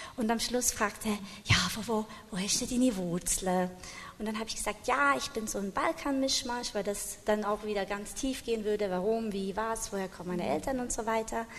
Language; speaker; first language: German; early bilingual, other home language; Bosnian